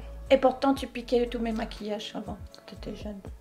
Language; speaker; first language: French; non-native, local second language; Morisyen